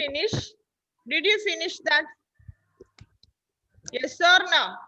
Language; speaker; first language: English; non-native, local second language; Malayalam